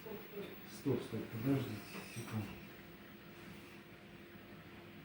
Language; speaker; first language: Russian; native; Russian